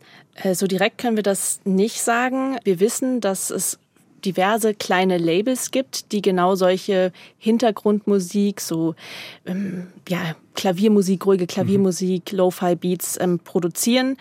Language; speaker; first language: German; native; German